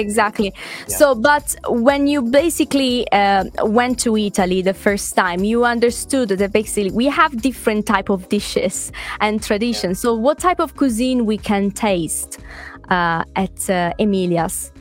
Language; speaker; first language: English; non-native, fluent; Italian